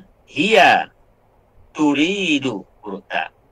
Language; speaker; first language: Arabic; non-native, fluent; Malay